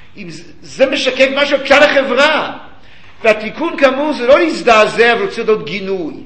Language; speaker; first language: Hebrew; early bilingual, other home language; English